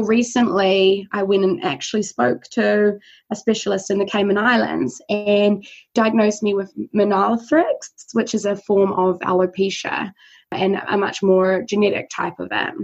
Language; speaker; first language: English; native; English